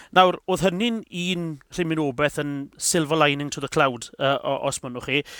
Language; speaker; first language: Welsh; native; Welsh